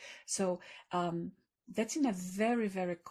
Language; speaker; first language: English; non-native, fluent; Polish